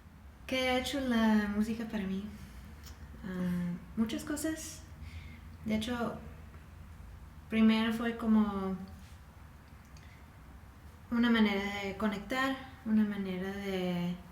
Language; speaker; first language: Spanish; non-native, fluent; English